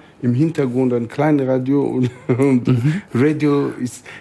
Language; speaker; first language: German; non-native, fluent; Swahili